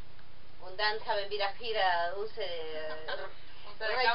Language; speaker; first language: German; non-native, learner; Spanish